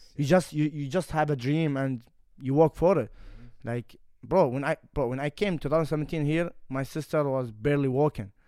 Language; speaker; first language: English; non-native, fluent; Arabic